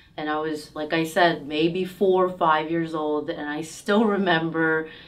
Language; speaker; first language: English; early bilingual, other home language; Korean